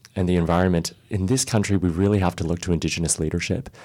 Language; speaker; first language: English; early bilingual, other home language; Cantonese